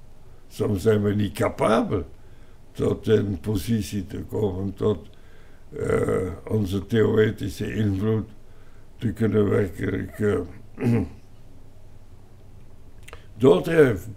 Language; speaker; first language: Dutch; non-native, local second language; French